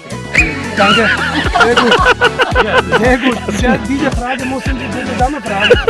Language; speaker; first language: German; non-native, learner; Urdu